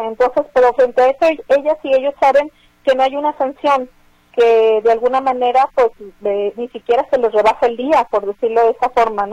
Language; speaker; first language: Spanish; native; Spanish